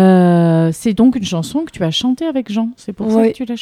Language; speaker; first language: French; native; French